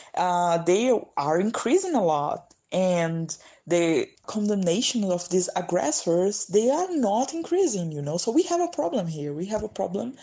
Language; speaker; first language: English; non-native, fluent; Portuguese